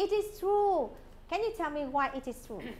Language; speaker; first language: English; non-native, fluent; Vietnamese